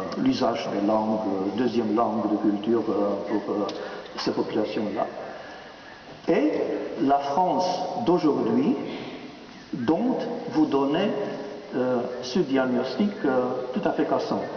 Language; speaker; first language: French; non-native, fluent; Romanian